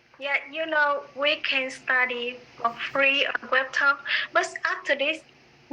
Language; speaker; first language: English; non-native, fluent; Vietnamese